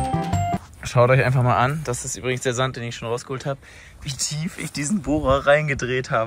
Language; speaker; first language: German; native; German